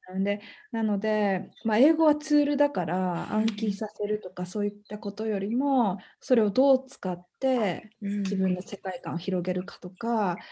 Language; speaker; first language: Japanese; native; Japanese